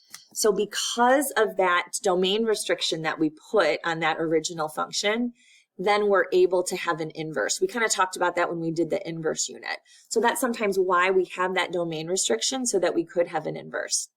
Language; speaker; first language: English; native; English